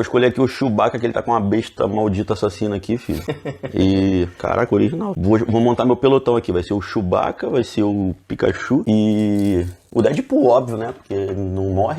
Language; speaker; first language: Portuguese; native; Portuguese